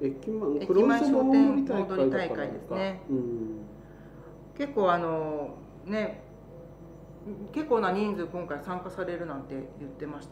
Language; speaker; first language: Japanese; native; Japanese